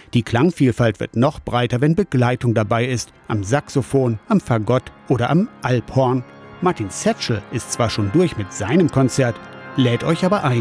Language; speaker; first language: German; native; German